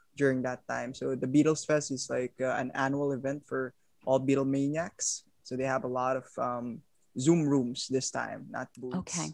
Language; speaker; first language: English; non-native, local second language; Filipino